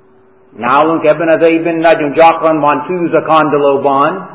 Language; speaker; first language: Hungarian; non-native, learner; English